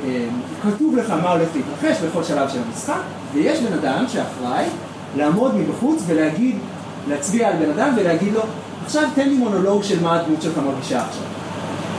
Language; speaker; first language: Hebrew; native; Hebrew